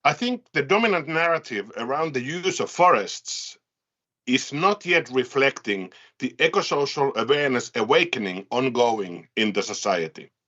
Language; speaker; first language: English; non-native, fluent; Finnish